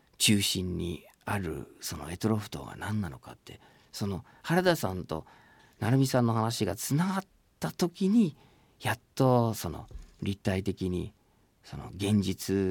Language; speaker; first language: Japanese; non-native, fluent; English